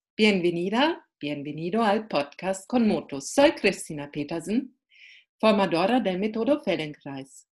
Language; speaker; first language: Spanish; non-native, fluent; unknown